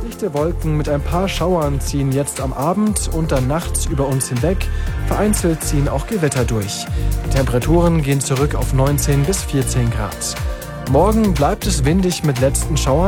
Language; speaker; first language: German; native; German